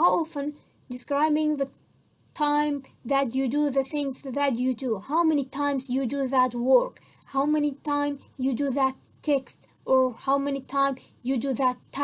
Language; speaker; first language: English; non-native, fluent; Central Kurdish